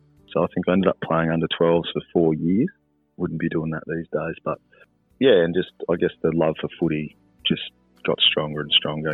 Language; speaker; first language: English; native; English